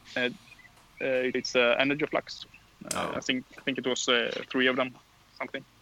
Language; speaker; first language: English; non-native, fluent; Swedish